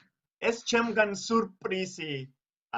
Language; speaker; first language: Georgian; non-native, learner; Italian